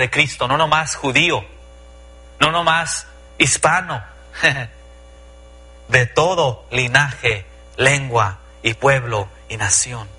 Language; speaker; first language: Spanish; early bilingual, heritage; Spanish